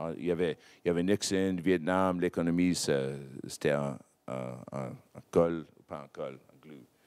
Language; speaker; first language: French; non-native, local second language; English